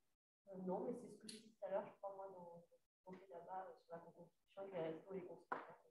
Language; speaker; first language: French; native; French